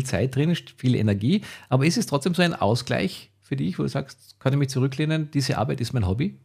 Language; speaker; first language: German; native; German